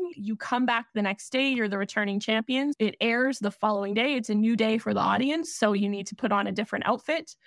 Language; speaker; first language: English; native; English